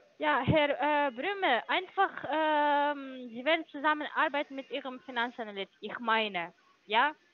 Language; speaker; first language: German; non-native, learner; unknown